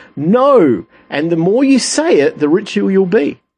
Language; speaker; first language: English; native; English